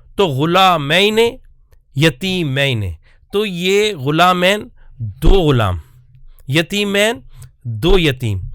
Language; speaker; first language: Urdu; native; Urdu